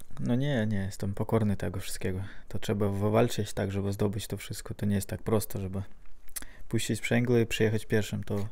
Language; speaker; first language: Polish; non-native, fluent; Russian